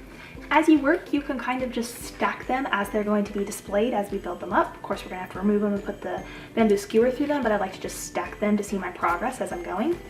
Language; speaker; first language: English; native; English